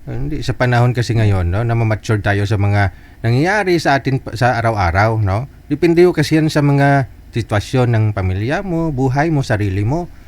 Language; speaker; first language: Filipino; native; Filipino